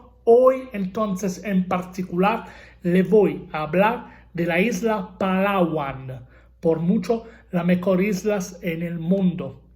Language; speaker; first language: Spanish; non-native, fluent; Italian